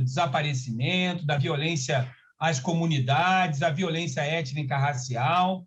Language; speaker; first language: Portuguese; native; Portuguese